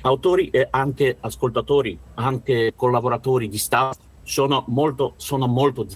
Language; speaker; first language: Italian; non-native, learner; Russian